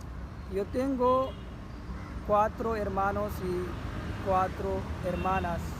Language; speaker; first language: Spanish; non-native, learner; Urdu